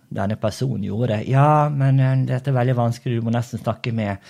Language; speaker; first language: Norwegian; early bilingual, other home language; Portuguese